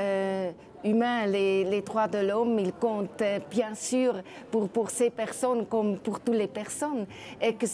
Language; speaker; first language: French; non-native, local second language; German